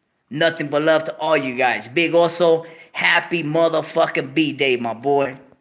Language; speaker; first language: English; early bilingual, other home language; Spanish